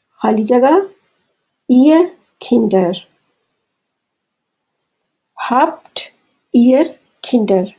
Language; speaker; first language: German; non-native, fluent; Urdu